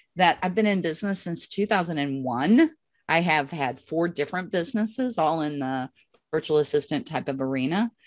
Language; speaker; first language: English; native; English